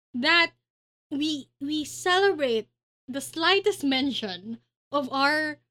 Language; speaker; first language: English; non-native, local second language; Filipino